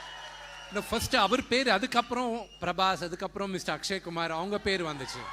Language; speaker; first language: Tamil; non-native, local second language; Telugu